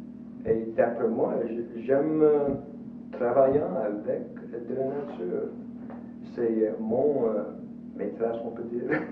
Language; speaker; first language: French; non-native, local second language; English